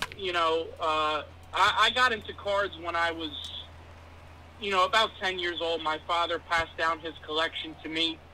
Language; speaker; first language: English; native; English